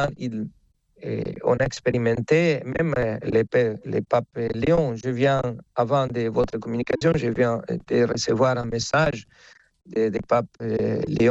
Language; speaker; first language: French; non-native, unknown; Spanish